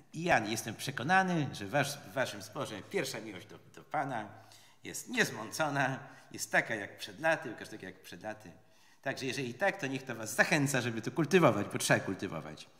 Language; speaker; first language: Polish; native; Polish